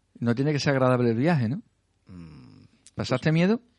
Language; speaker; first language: Spanish; native; Spanish